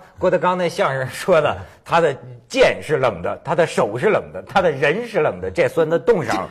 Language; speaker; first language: Chinese; native; Chinese